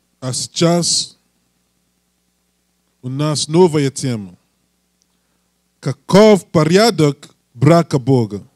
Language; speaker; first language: Russian; non-native, learner; English